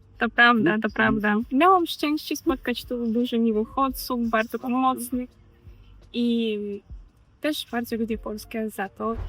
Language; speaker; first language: Polish; non-native, fluent; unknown